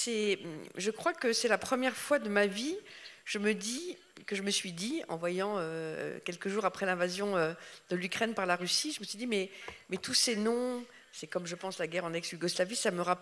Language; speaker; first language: French; native; French